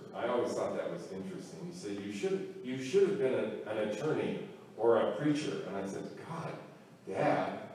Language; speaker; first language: English; native; English